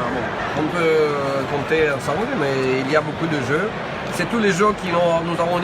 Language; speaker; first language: French; non-native, learner; Russian